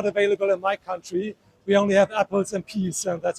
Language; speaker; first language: English; non-native, fluent; German